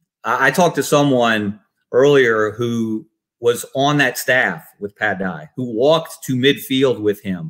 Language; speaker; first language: English; native; English